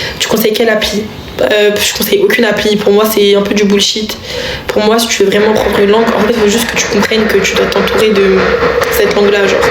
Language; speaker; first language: French; native; French